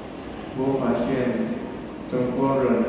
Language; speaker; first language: Chinese; non-native, learner; Indonesian